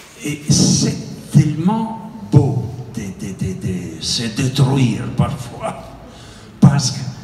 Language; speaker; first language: French; non-native, fluent; Italian